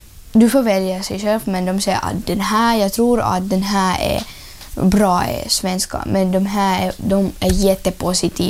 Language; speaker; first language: Swedish; non-native, learner; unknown